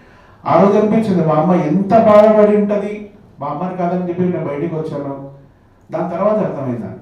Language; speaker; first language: Telugu; native; Telugu